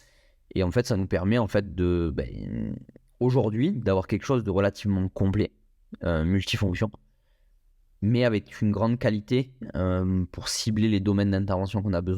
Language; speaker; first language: French; native; French